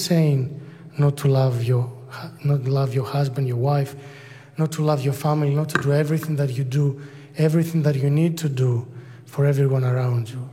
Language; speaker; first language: English; non-native, fluent; Greek